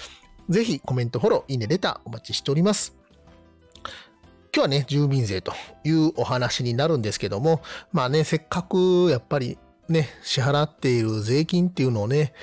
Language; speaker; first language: Japanese; native; Japanese